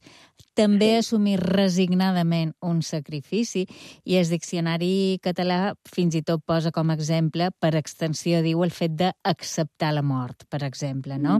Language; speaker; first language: Catalan; native; Catalan